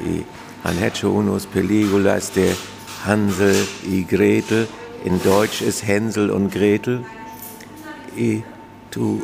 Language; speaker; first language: Spanish; non-native, fluent; German